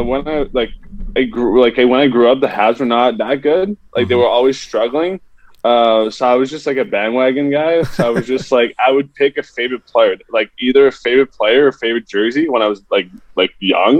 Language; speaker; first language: English; non-native, fluent; French